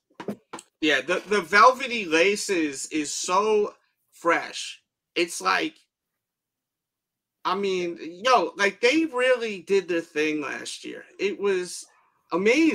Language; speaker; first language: English; native; English